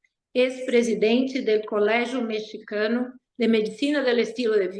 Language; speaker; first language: Spanish; non-native, learner; Portuguese